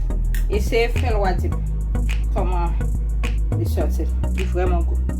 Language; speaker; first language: French; non-native, local second language; Haitian Creole